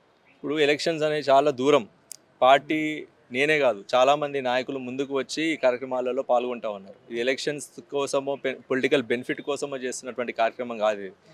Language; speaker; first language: Telugu; native; Telugu